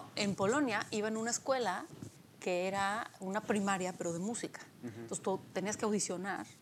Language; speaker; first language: Spanish; early bilingual, other home language; Polish